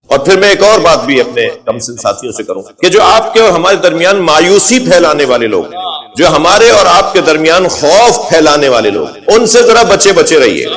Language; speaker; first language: Urdu; native; Urdu